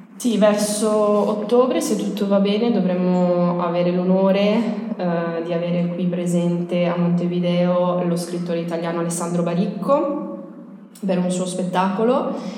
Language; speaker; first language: Italian; native; Italian